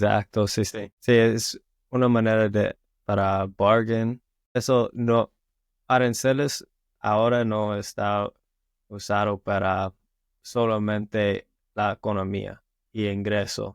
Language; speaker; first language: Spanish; non-native, learner; English